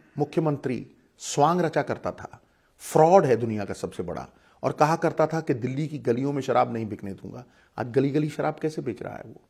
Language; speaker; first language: Hindi; non-native, local second language; Punjabi